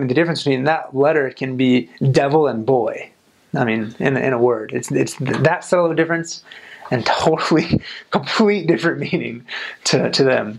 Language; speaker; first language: English; native; English